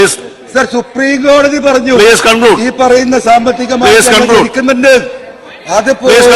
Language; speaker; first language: Malayalam; native; Malayalam